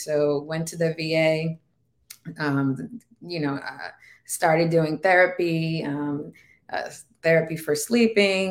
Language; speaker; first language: English; non-native, fluent; Spanish